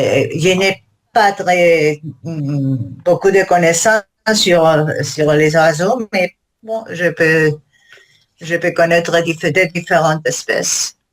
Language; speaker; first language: French; non-native, learner; Spanish